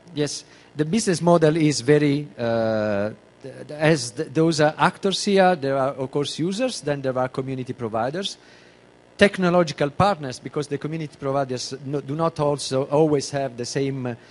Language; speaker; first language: English; non-native, fluent; Italian